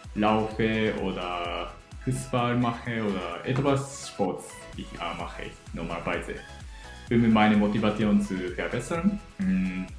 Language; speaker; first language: German; non-native, learner; Japanese